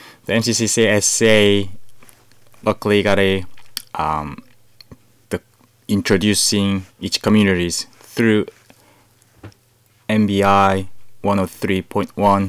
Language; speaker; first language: English; non-native, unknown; Korean